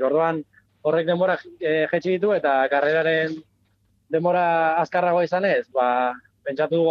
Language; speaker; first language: Basque; native; Basque